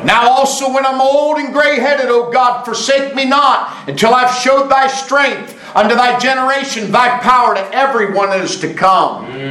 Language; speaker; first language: English; native; English